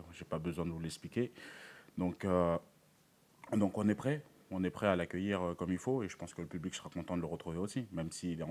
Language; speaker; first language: French; native; French